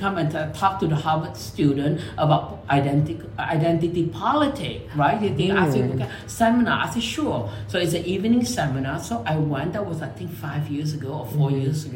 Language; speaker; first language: English; non-native, local second language; Min Nan Chinese